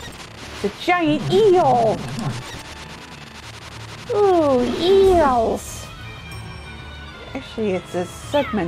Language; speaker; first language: English; native; English